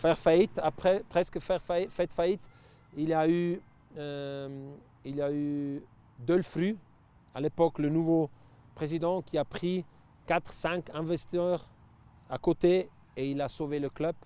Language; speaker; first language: French; non-native, local second language; Italian